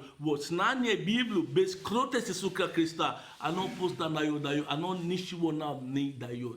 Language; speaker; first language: Russian; non-native, fluent; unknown